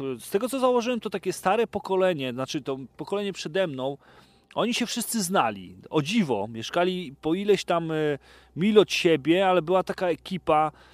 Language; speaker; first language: Polish; native; Polish